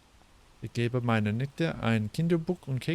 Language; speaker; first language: German; non-native, learner; English